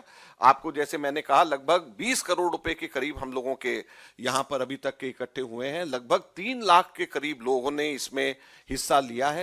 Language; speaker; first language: Hindi; native; Hindi